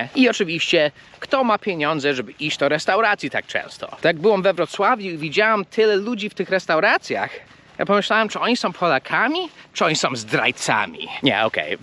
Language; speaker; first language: Polish; early bilingual, heritage; Polish